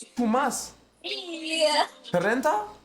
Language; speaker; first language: Spanish; non-native, learner; French